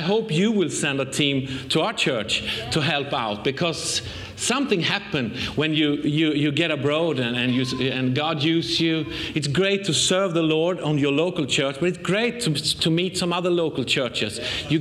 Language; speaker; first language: English; non-native, fluent; Swedish